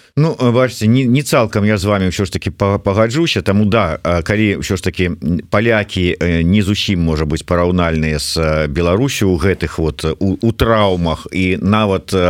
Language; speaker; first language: Belarusian; native; Belarusian